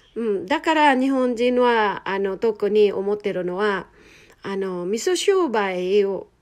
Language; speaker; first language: Japanese; non-native, fluent; Filipino